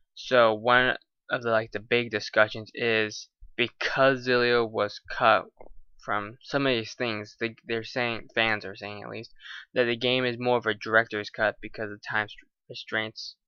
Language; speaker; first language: English; native; English